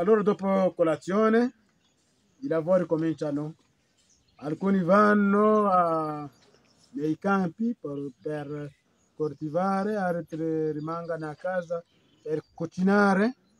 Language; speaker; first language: Italian; non-native, fluent; Kinyarwanda